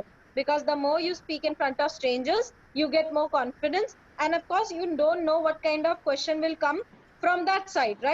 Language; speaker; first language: English; non-native, local second language; Hindi